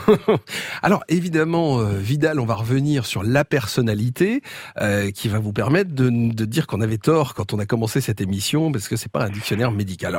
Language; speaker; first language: French; native; French